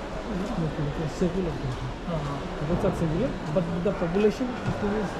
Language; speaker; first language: English; non-native, local second language; Bangla